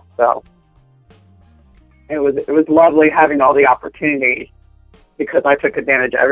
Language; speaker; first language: English; native; English